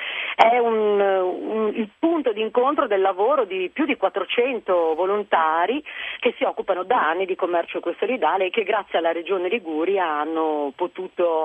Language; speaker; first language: Italian; native; Italian